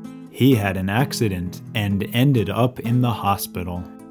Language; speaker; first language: English; native; English